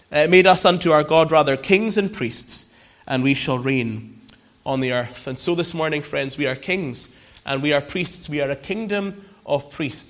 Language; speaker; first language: English; native; English